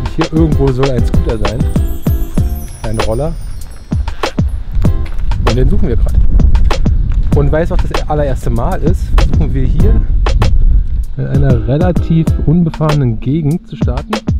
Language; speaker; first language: German; native; German